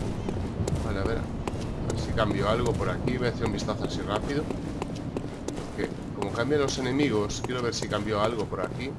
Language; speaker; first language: Spanish; native; Spanish